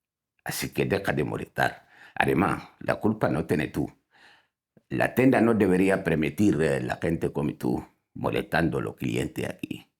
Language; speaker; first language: Spanish; non-native, fluent; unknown